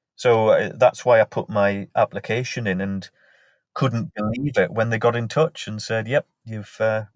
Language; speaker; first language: English; native; English